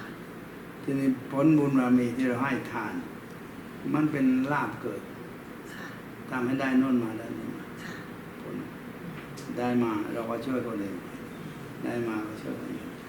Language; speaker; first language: Thai; native; Thai